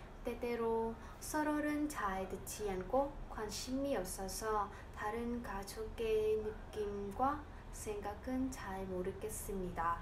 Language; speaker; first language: Korean; non-native, learner; Vietnamese